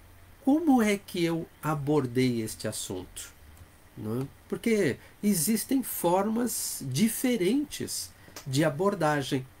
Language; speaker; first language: Portuguese; native; Portuguese